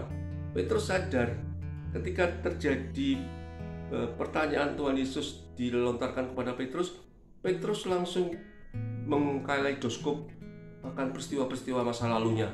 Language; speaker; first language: Indonesian; native; Indonesian